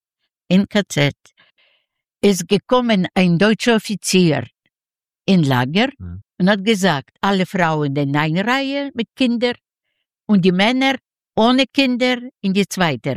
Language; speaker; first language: German; non-native, learner; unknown